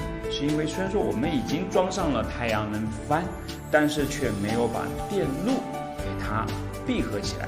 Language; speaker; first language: Chinese; native; Chinese